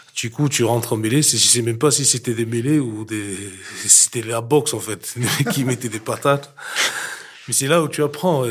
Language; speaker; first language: French; non-native, fluent; English